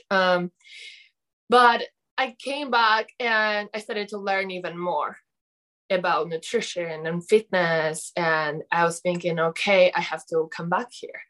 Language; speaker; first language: English; non-native, learner; Polish